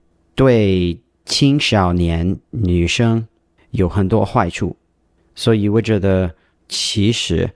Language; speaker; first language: Chinese; non-native, learner; English